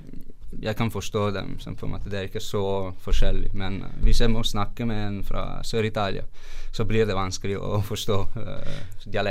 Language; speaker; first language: Norwegian; non-native, fluent; Italian